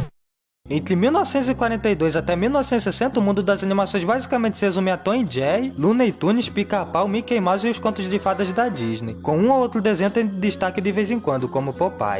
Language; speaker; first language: Portuguese; native; Portuguese